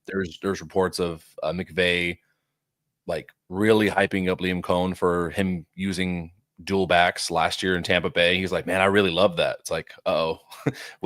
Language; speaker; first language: English; native; English